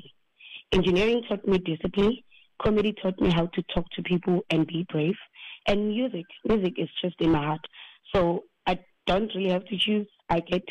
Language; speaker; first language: English; non-native, local second language; Tsonga